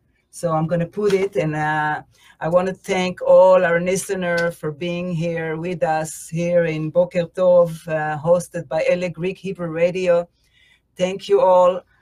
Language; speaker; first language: English; non-native, fluent; Hebrew